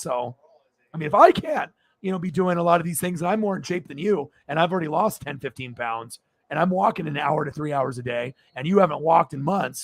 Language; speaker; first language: English; native; English